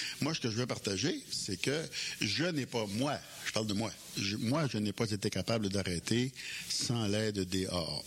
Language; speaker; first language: French; native; French